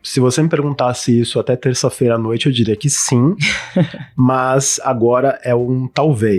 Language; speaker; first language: Portuguese; native; Portuguese